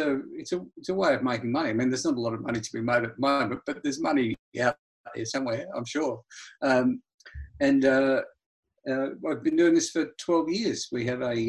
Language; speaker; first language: English; native; English